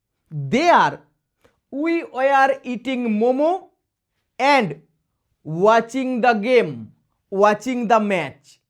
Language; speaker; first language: English; non-native, local second language; Bangla